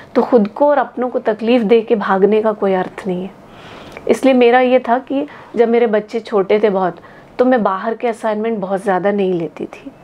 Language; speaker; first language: Hindi; native; Hindi